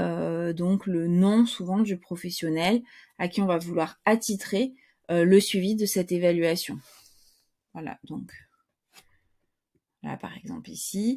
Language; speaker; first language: French; native; French